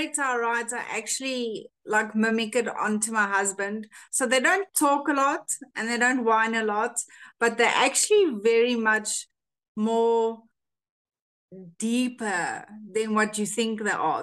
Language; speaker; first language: English; non-native, local second language; Afrikaans